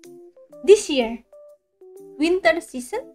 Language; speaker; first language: English; non-native, learner; Indonesian